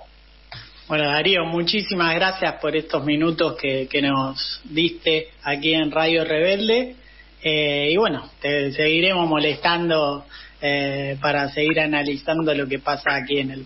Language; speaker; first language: Spanish; native; Spanish